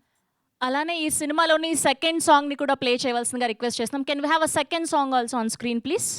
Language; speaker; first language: Telugu; native; Telugu